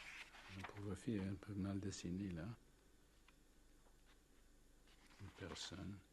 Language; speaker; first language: French; non-native, fluent; English